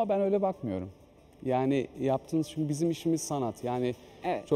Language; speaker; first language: Turkish; native; Turkish